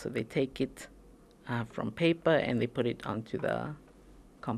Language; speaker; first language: English; native; English